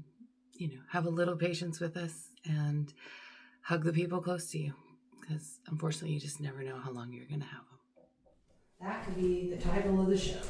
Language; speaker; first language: English; native; English